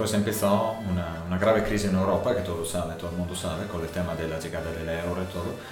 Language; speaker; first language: Spanish; non-native, learner; Italian